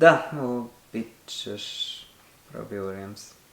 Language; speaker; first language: Bulgarian; non-native, learner; French